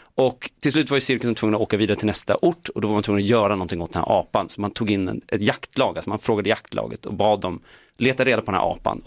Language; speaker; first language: Swedish; native; Swedish